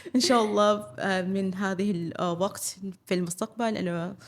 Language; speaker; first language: Arabic; early bilingual, other home language; English